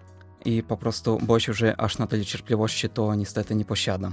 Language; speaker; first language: Polish; non-native, fluent; Russian